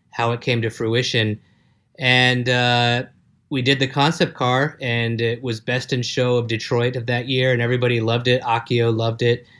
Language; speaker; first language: English; native; English